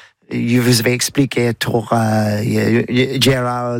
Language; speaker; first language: French; non-native, learner; English